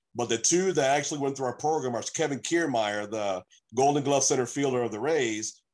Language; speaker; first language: English; native; English